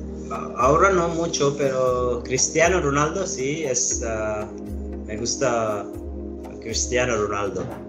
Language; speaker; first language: Spanish; non-native, learner; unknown